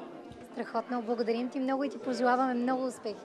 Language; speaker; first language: Bulgarian; native; Bulgarian